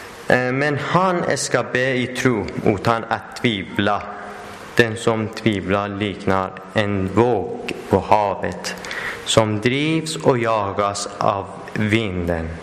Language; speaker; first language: Swedish; non-native, learner; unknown